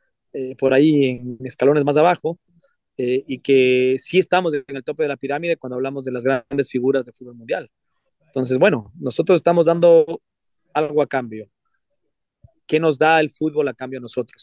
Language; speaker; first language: Spanish; native; Spanish